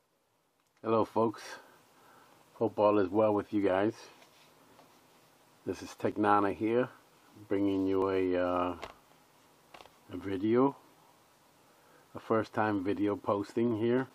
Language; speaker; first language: English; native; English